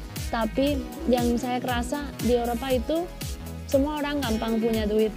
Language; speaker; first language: Indonesian; non-native, fluent; Spanish